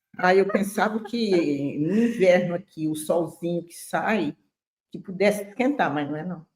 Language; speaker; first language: Portuguese; native; Portuguese